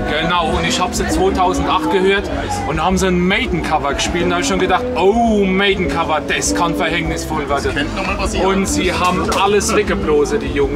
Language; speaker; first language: German; native; German